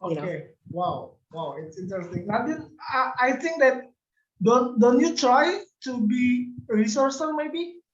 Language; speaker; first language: English; non-native, learner; Indonesian